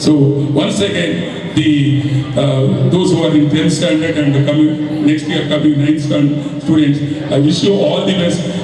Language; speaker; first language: English; non-native, local second language; Telugu